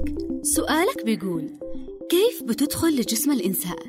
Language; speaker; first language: Arabic; native; Arabic